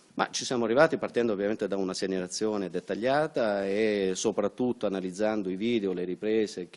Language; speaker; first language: Italian; native; Italian